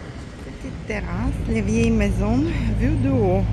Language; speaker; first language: French; non-native, fluent; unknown